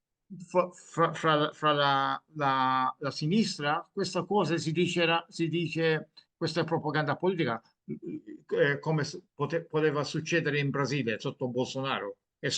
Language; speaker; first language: Italian; non-native, fluent; Maltese